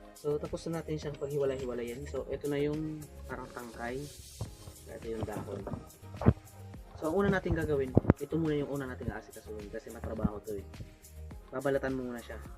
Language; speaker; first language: Filipino; non-native, local second language; Bikol